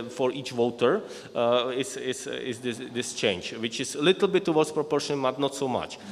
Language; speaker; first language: English; non-native, fluent; Czech